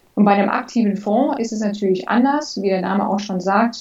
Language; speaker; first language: German; early bilingual, other home language; English